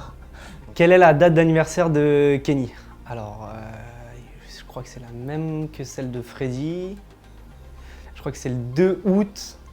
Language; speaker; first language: French; native; French